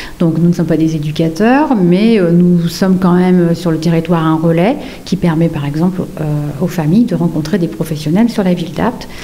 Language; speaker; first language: French; native; French